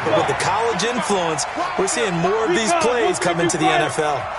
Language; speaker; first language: English; native; English